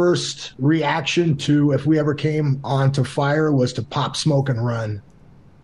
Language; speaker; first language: English; native; English